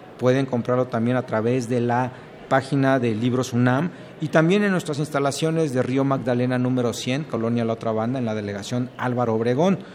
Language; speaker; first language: Spanish; native; Spanish